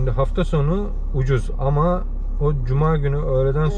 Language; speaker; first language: Turkish; early bilingual, heritage; Turkish